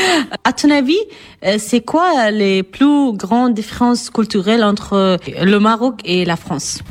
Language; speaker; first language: French; non-native, fluent; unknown